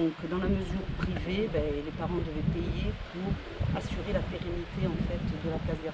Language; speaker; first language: French; native; French